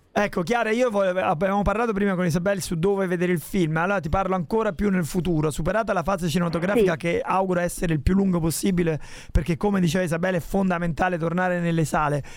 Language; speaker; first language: Italian; native; Italian